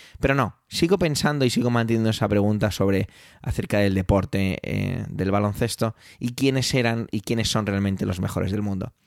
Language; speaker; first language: Spanish; early bilingual, other home language; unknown